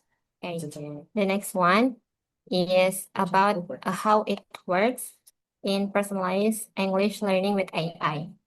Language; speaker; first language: English; non-native, learner; Indonesian